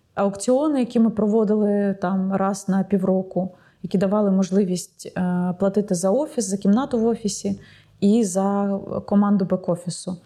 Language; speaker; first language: Ukrainian; non-native, local second language; Russian